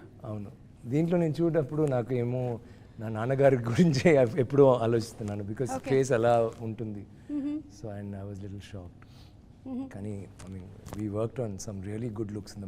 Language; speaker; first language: Telugu; non-native, learner; Tamil